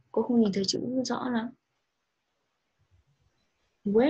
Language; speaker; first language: Vietnamese; native; Vietnamese